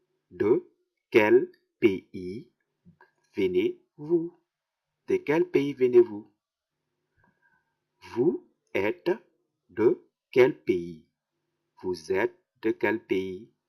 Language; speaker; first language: French; non-native, fluent; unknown